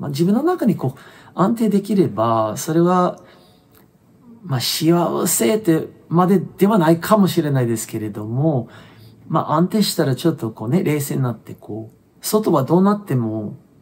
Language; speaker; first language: Japanese; non-native, fluent; English